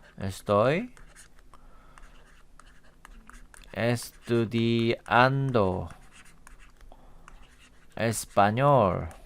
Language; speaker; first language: Spanish; non-native, learner; Korean